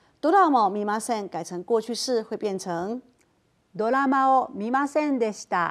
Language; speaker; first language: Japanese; non-native, fluent; Chinese